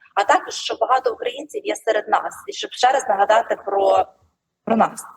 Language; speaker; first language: Ukrainian; native; Ukrainian